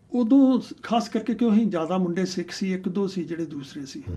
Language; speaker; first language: Punjabi; native; Punjabi